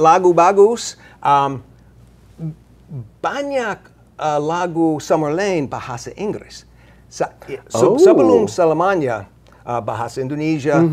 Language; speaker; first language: Indonesian; non-native, learner; English